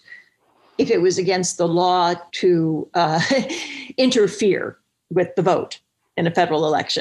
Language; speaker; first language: English; native; English